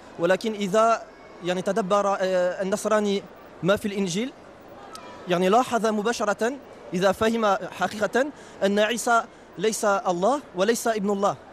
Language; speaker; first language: Arabic; non-native, fluent; Italian